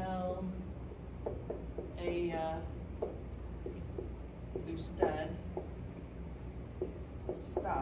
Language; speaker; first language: Spanish; non-native, fluent; English